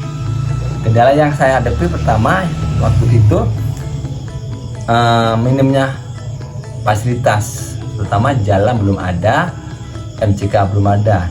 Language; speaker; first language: Indonesian; non-native, local second language; Javanese